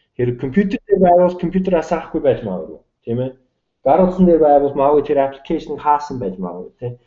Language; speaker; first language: Mongolian; non-native, fluent; English